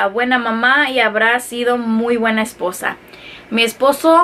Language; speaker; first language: Spanish; early bilingual, heritage; Spanish